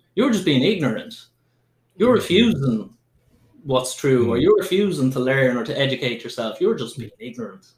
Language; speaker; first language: English; native; English